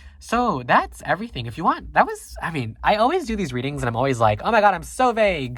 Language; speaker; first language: English; native; English